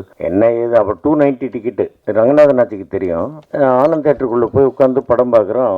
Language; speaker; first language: Tamil; native; Tamil